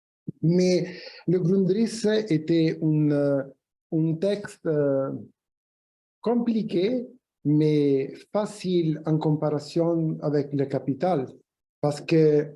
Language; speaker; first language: French; non-native, fluent; Italian